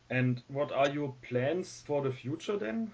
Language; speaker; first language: English; non-native, fluent; German